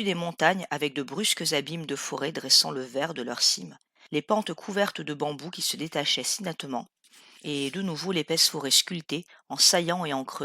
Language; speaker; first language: French; native; French